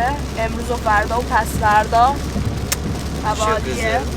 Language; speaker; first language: Persian; native; Persian